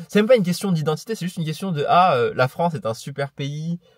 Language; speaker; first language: French; native; French